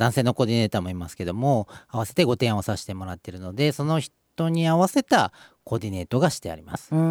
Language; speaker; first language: Japanese; native; Japanese